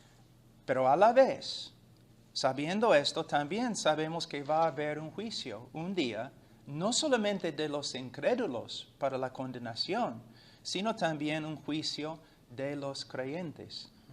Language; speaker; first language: Spanish; non-native, fluent; English